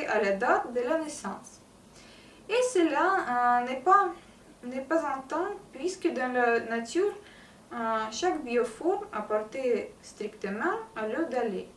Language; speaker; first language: French; non-native, learner; Russian